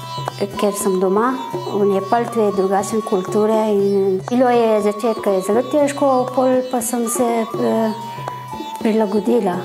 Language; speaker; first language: Slovenian; non-native, fluent; Nepali